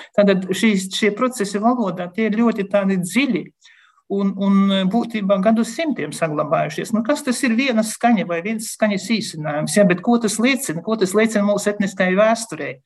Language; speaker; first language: Latvian; native; Latvian